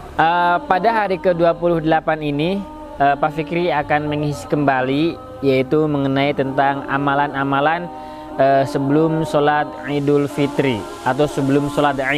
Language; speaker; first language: Indonesian; native; Indonesian